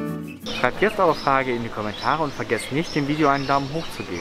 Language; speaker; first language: German; native; German